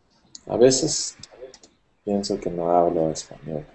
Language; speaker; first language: Spanish; non-native, learner; English